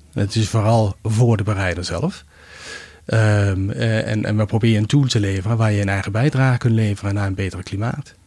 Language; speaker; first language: Dutch; non-native, fluent; Danish